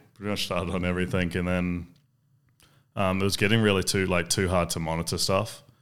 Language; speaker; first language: English; native; English